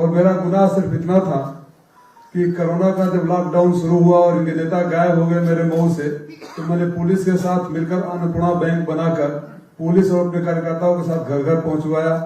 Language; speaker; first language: Hindi; native; Hindi